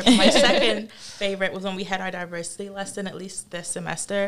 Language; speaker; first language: English; non-native, local second language; Yoruba